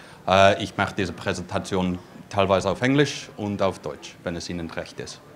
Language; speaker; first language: German; non-native, fluent; English